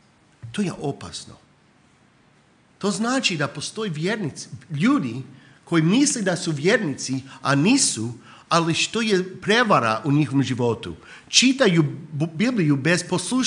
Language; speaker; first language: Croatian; non-native, fluent; English